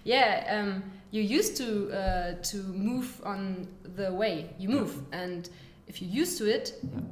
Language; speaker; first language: English; non-native, learner; German